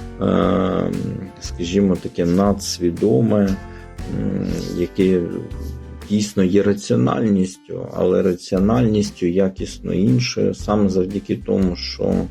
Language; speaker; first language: Ukrainian; native; Ukrainian